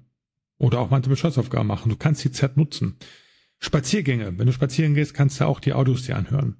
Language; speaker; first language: German; native; German